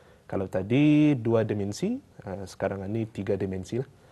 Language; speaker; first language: Malay; native; Malay